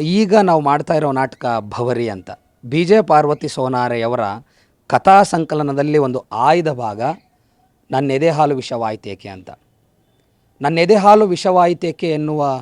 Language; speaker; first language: Kannada; native; Kannada